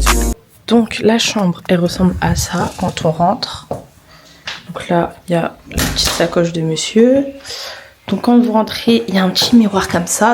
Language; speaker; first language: French; native; French